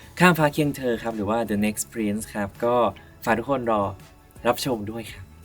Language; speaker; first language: Thai; native; Thai